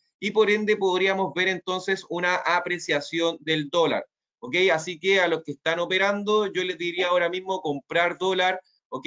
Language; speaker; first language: Spanish; native; Spanish